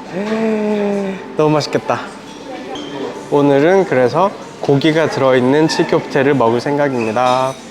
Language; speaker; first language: Korean; native; Korean